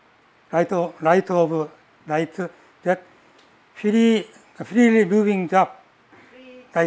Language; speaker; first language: English; non-native, learner; Korean